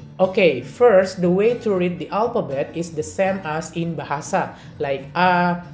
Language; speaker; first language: English; non-native, learner; Indonesian